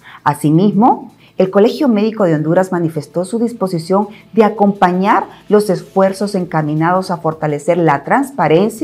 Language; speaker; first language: Spanish; native; Spanish